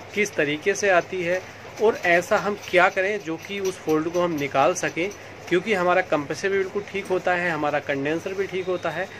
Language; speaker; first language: Hindi; native; Hindi